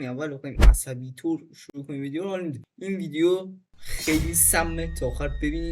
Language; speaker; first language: Persian; native; Persian